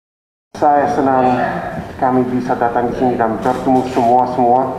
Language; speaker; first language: Indonesian; non-native, learner; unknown